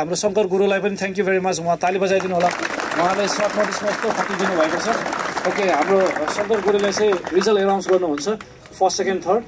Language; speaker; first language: Nepali; native; Nepali